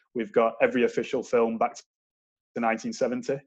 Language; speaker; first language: English; native; English